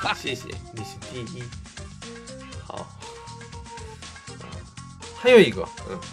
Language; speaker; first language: Chinese; non-native, learner; Korean